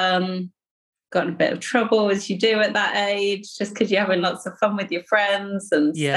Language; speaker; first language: English; native; English